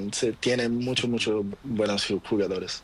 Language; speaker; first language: Spanish; non-native, learner; Portuguese